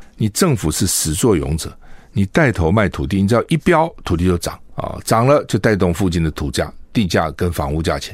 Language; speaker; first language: Chinese; native; Chinese